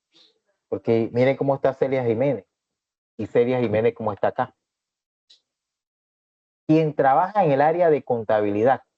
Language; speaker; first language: Spanish; native; Spanish